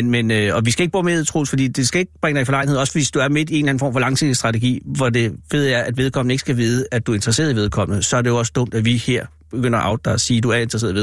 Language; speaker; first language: Danish; native; Danish